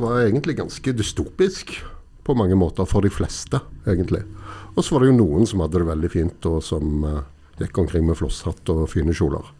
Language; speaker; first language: Norwegian; native; Norwegian